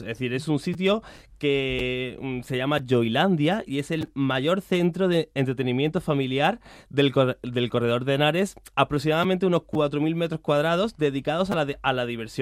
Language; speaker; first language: Spanish; native; Spanish